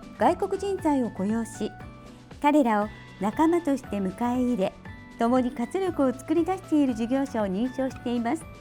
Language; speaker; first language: Japanese; native; Japanese